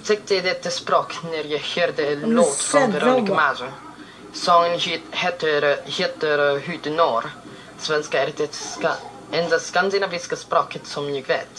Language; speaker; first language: Swedish; non-native, learner; Filipino